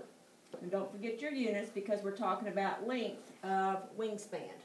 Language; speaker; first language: English; native; English